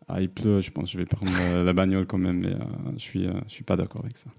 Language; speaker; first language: French; non-native, fluent; English